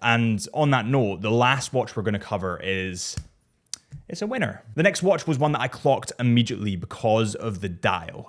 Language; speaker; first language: English; native; English